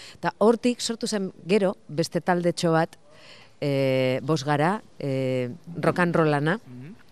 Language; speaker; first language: Basque; non-native, local second language; Spanish